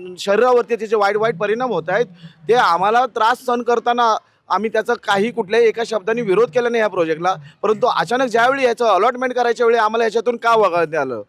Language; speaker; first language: Marathi; native; Marathi